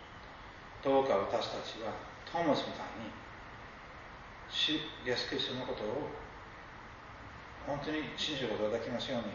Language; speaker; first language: Japanese; non-native, fluent; English